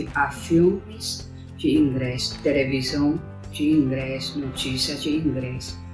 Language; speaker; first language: Portuguese; non-native, fluent; Chinese